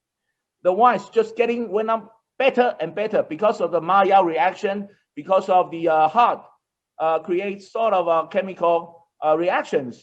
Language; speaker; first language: English; non-native, fluent; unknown